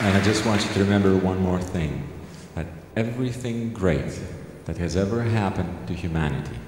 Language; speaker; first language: English; non-native, fluent; Greek